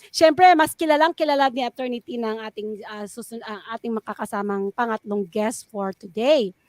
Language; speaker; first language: Filipino; non-native, local second language; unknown